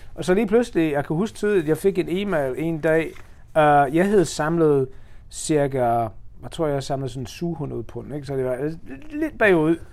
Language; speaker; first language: Danish; non-native, fluent; English